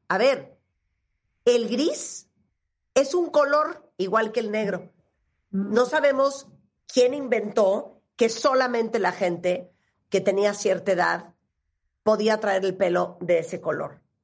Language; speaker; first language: Spanish; native; Spanish